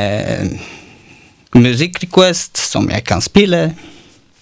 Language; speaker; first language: Norwegian; non-native, learner; Bulgarian